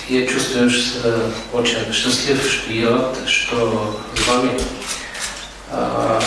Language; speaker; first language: Russian; non-native, learner; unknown